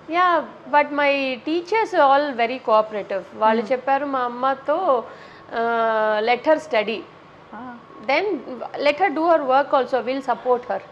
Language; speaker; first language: Telugu; non-native, local second language; Tamil